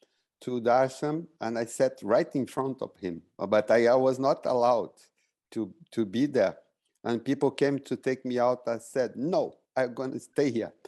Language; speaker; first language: English; non-native, fluent; Portuguese